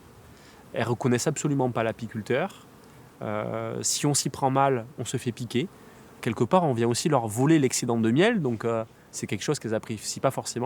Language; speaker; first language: French; native; French